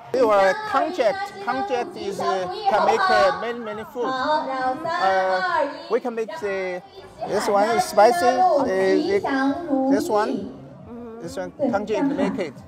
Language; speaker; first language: English; non-native, learner; Chinese